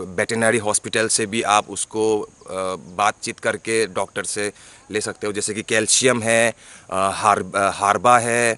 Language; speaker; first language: Hindi; non-native, local second language; Bangla